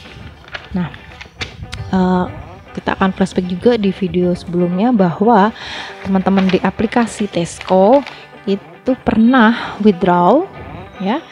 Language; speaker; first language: Indonesian; native; Indonesian